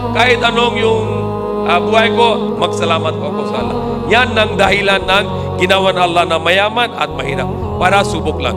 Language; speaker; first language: Filipino; non-native, learner; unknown